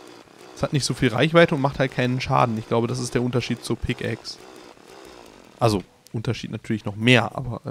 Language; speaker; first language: German; native; German